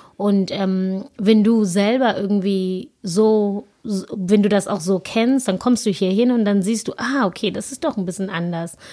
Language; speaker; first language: German; non-native, fluent; Zulu